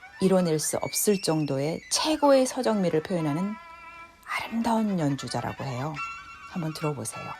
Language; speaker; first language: Korean; native; Korean